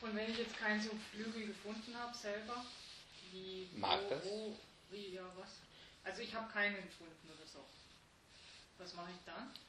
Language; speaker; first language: German; native; German